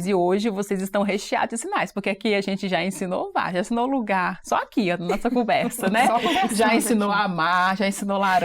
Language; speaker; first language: Portuguese; native; Portuguese